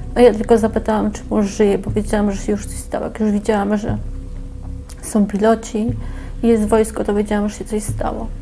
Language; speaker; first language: Polish; native; Polish